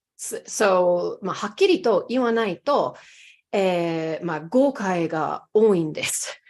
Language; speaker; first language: Japanese; non-native, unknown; English